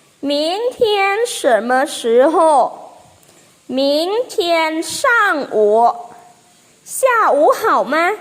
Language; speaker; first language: Chinese; non-native, fluent; Thai